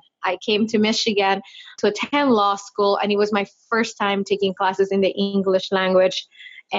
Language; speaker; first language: English; non-native, fluent; Spanish